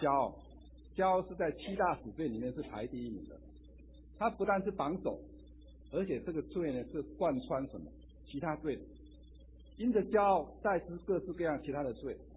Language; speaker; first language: Chinese; native; Chinese